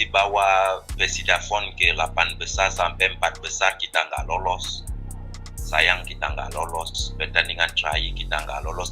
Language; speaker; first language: Indonesian; non-native, fluent; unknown